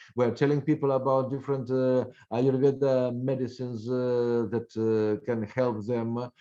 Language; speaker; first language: English; non-native, fluent; Russian